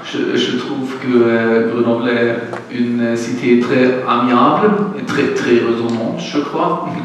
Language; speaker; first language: French; non-native, learner; German